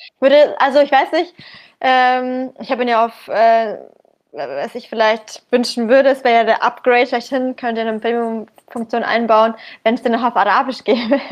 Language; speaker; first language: German; early bilingual, other home language; Arabic